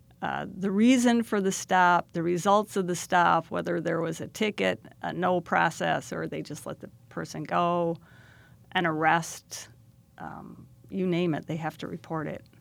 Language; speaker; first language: English; native; English